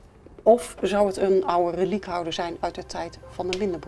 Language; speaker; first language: Dutch; native; Dutch